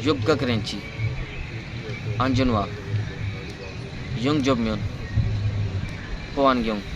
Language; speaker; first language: Korean; non-native, learner; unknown